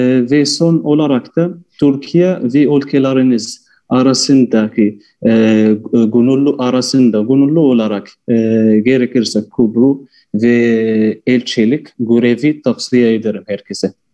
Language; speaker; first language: Turkish; non-native, fluent; Arabic